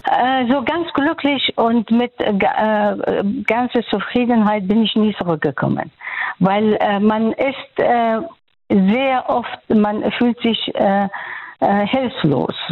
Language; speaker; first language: German; non-native, fluent; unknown